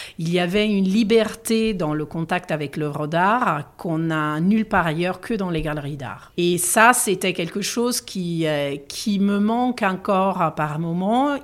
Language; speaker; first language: French; non-native, fluent; Italian